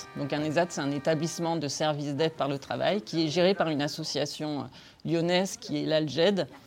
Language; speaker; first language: French; native; French